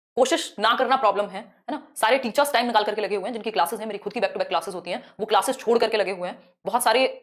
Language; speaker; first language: Hindi; native; Hindi